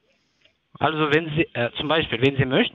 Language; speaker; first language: German; non-native, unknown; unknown